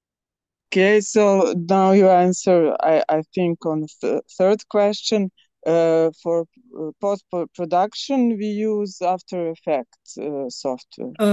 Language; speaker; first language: English; non-native, learner; Serbian